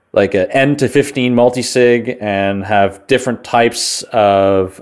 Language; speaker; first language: English; native; English